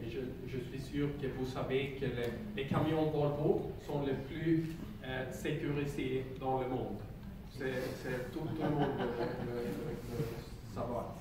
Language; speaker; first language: French; non-native, learner; Swedish